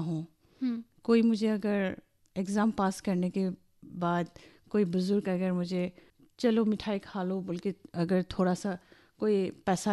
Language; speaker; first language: Hindi; non-native, local second language; Bangla